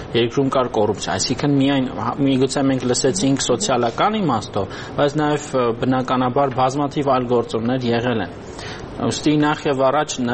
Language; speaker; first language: Armenian; native; Armenian